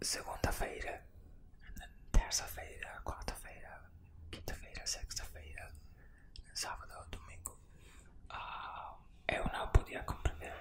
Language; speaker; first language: Portuguese; non-native, learner; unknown